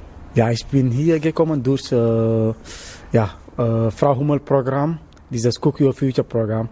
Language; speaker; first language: German; non-native, learner; Wolof